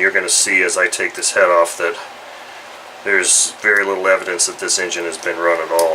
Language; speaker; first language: English; native; English